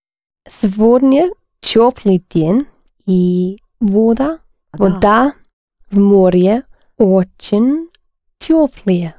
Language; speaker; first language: Russian; non-native, learner; English